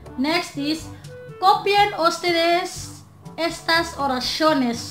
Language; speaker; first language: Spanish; non-native, learner; Filipino